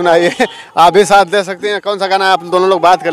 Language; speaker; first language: Hindi; native; Hindi